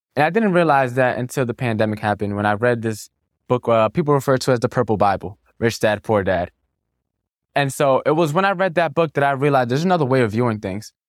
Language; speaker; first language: English; native; English